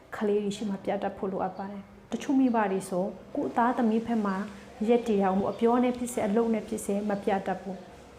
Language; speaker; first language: Burmese; non-native, local second language; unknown